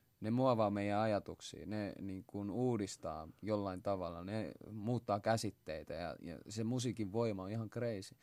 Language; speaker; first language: Finnish; early bilingual, other home language; Swahili